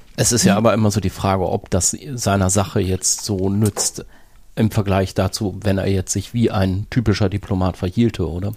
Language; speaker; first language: German; native; German